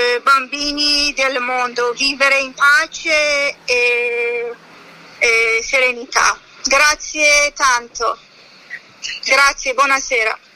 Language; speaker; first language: Italian; non-native, fluent; Persian